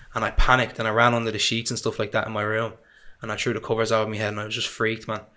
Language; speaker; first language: English; native; English